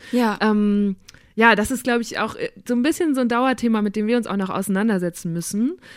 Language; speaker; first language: German; native; German